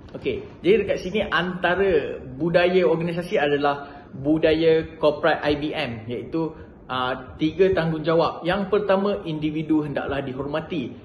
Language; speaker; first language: Malay; native; Malay